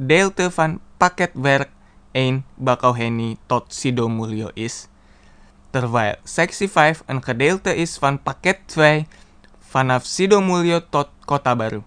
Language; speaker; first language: Dutch; non-native, fluent; Indonesian